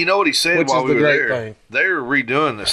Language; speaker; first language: English; native; English